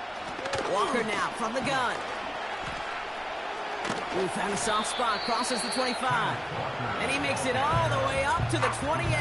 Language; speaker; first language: English; native; English